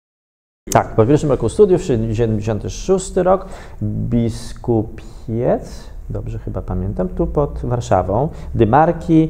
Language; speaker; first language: Polish; native; Polish